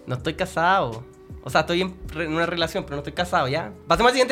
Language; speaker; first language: Spanish; native; Spanish